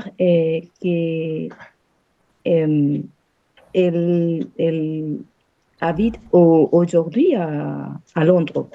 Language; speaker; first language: French; non-native, learner; Spanish